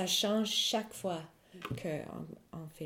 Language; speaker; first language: French; non-native, fluent; English